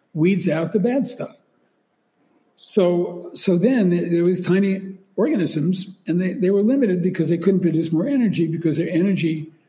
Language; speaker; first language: English; native; English